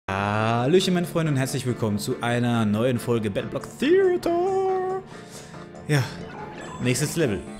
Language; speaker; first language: German; native; German